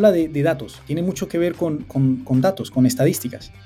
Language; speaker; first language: Spanish; native; Spanish